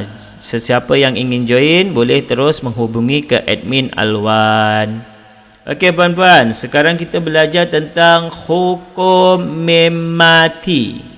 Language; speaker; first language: Malay; native; Malay